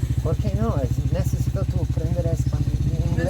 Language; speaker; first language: Spanish; non-native, learner; English